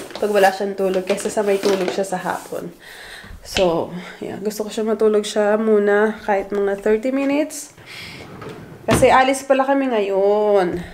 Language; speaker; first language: Filipino; native; Filipino